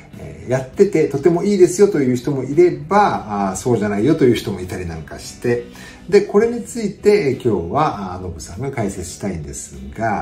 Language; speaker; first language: Japanese; native; Japanese